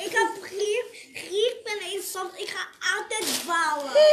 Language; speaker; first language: Dutch; non-native, learner; French